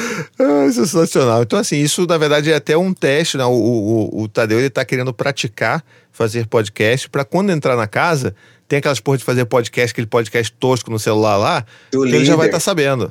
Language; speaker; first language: Portuguese; native; Portuguese